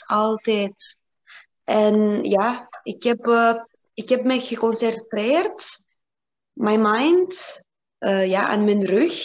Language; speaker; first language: Dutch; non-native, learner; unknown